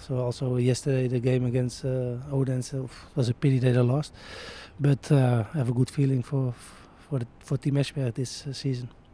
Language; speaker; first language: English; non-native, fluent; Dutch